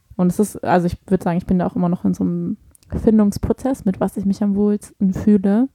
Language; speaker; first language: German; early bilingual, other home language; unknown